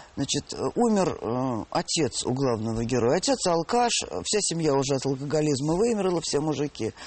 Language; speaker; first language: Russian; native; Russian